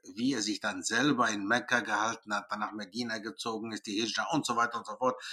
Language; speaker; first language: German; early bilingual, other home language; Greek